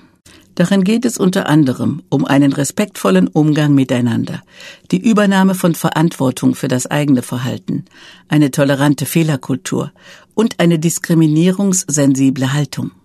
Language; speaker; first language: German; native; German